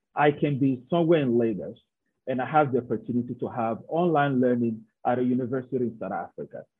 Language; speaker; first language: English; non-native, local second language; Yoruba